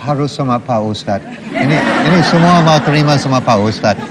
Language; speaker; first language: Indonesian; non-native, learner; English